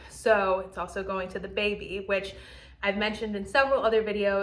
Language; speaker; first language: English; native; English